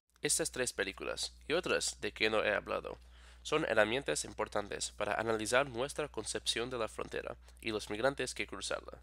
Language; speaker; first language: Spanish; non-native, fluent; English